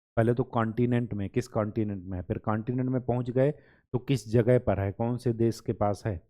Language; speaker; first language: Hindi; native; Hindi